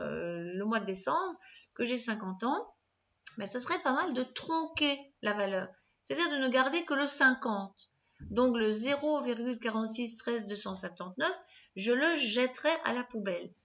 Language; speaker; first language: French; native; French